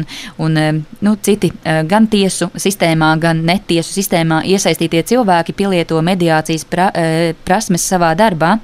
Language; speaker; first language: Latvian; native; Latvian